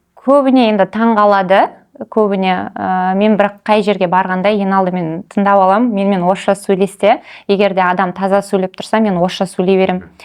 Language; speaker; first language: Kazakh; non-native, local second language; Russian